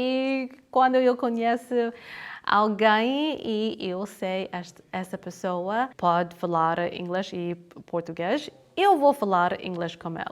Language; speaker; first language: Portuguese; non-native, learner; English